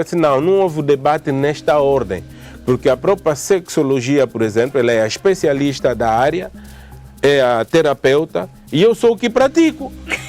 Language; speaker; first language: Portuguese; native; Portuguese